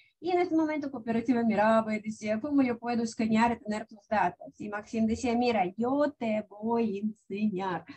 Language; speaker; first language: Spanish; non-native, fluent; Russian